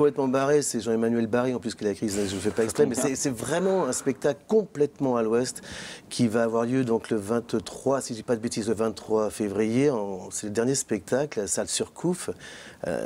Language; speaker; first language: French; native; French